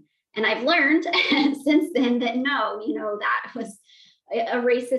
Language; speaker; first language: English; native; English